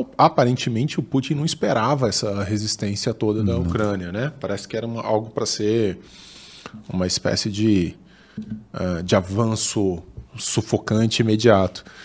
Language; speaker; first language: Portuguese; native; Portuguese